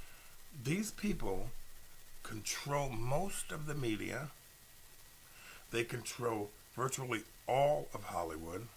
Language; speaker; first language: English; native; English